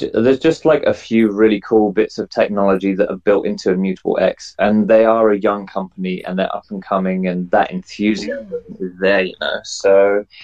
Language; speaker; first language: English; native; English